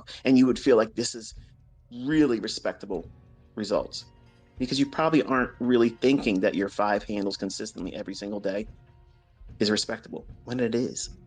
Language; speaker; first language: English; native; English